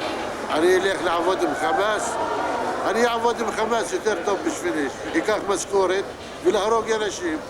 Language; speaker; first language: Hebrew; non-native, local second language; Arabic